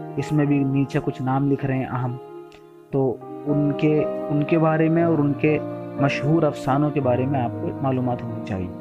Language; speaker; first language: Urdu; native; Urdu